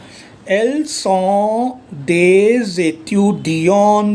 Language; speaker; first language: French; non-native, fluent; Hindi